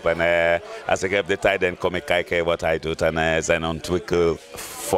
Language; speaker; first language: Dutch; non-native, fluent; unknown